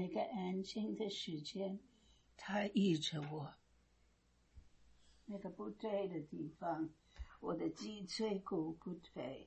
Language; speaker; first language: Chinese; non-native, fluent; English